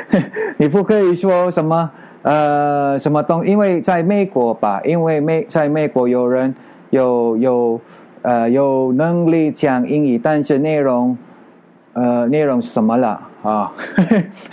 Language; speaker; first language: Chinese; non-native, learner; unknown